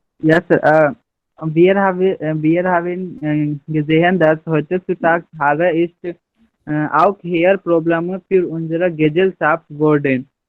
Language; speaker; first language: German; non-native, learner; Hindi